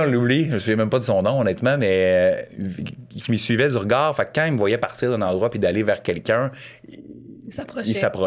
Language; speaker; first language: French; native; French